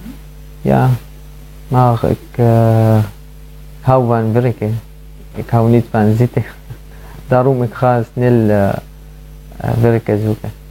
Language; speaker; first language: Dutch; non-native, learner; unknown